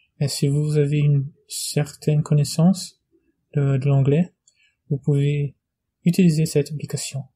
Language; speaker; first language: French; non-native, fluent; Portuguese